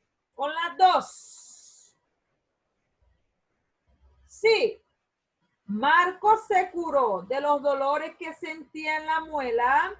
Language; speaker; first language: Spanish; non-native, learner; Portuguese